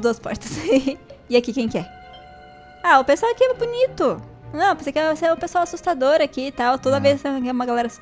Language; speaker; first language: Portuguese; native; Portuguese